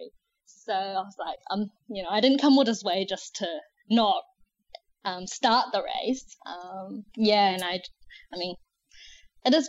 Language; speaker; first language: English; native; English